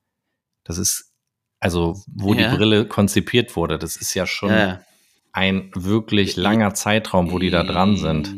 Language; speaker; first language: German; native; German